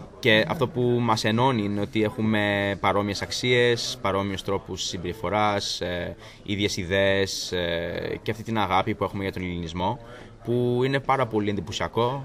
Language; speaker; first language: Greek; early bilingual, heritage; Greek